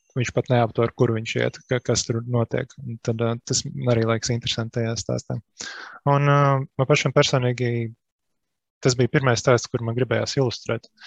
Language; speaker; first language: Latvian; native; Latvian